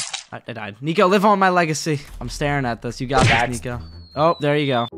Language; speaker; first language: English; native; English